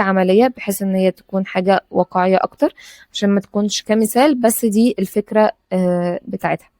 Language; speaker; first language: Arabic; native; Arabic